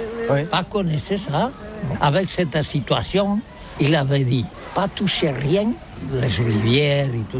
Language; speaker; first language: French; non-native, learner; Catalan